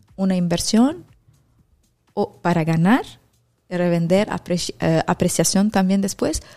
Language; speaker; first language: Spanish; non-native, fluent; Arabic